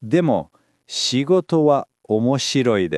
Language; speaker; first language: Japanese; non-native, learner; English